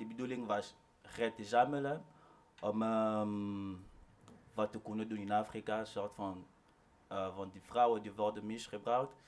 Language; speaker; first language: Dutch; non-native, learner; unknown